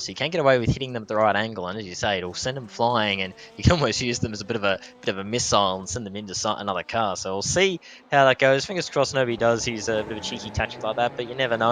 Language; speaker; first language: English; native; English